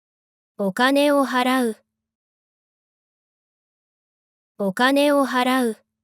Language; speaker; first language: Japanese; native; Japanese